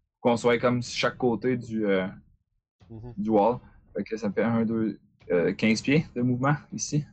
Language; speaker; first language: French; native; French